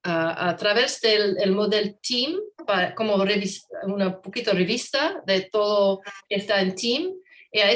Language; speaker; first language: Spanish; non-native, learner; English